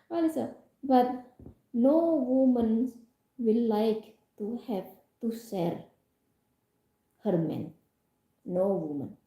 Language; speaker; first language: English; non-native, fluent; Indonesian